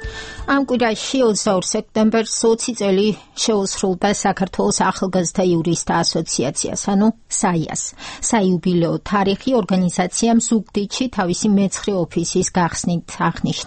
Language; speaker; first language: Georgian; native; Georgian